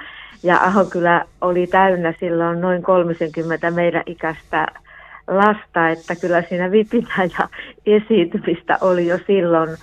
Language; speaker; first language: Finnish; native; Finnish